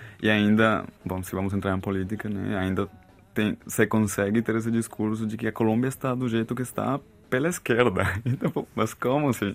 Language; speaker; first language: Portuguese; non-native, fluent; Spanish